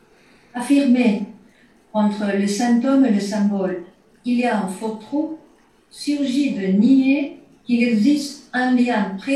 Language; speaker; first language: French; native; French